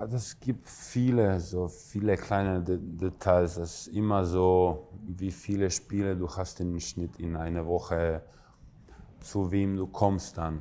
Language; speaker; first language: German; non-native, fluent; Croatian